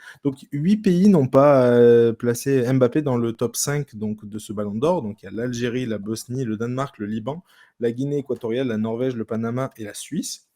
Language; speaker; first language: French; native; French